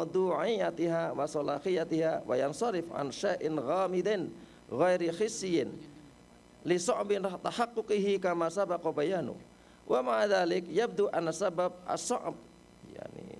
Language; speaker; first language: Arabic; non-native, fluent; Indonesian